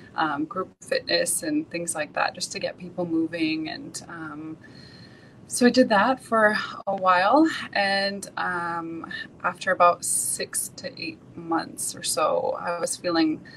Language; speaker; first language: English; native; English